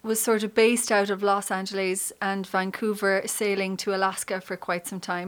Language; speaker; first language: English; native; English